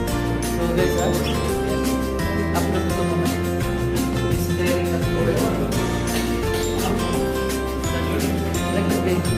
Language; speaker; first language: English; non-native, learner; Filipino